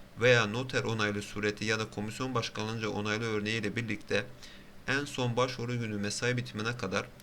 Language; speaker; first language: Turkish; native; Turkish